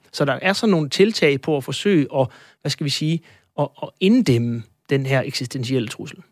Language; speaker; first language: Danish; native; Danish